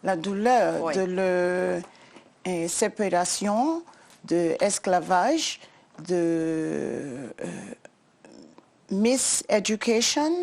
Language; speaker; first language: French; non-native, learner; English